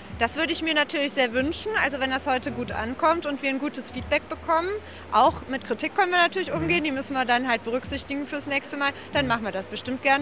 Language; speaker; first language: German; native; German